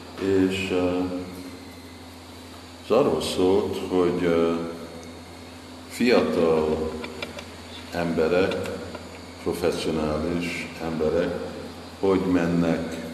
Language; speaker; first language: Hungarian; non-native, fluent; English